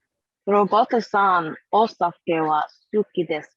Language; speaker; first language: Japanese; non-native, learner; English